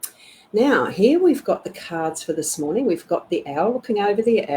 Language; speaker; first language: English; native; English